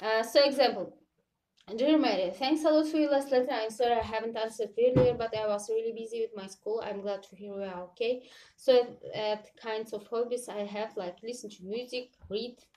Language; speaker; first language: English; non-native, learner; Russian